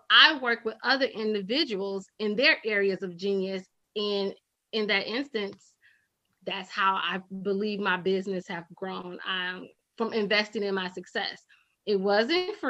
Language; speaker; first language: English; native; English